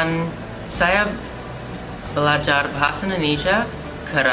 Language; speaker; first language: Indonesian; non-native, learner; English